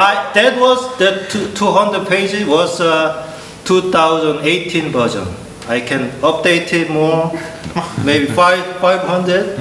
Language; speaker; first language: English; non-native, learner; Korean